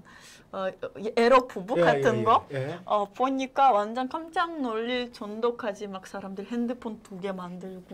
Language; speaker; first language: Korean; non-native, fluent; Russian